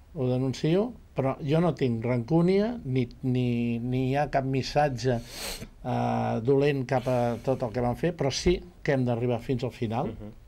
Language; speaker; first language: Catalan; native; Catalan